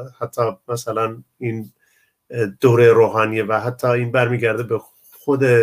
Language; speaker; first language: Persian; non-native, local second language; Central Kurdish